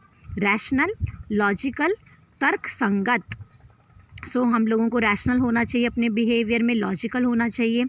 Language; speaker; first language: Hindi; native; Hindi